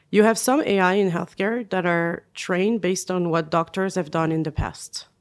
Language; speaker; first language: English; non-native, fluent; French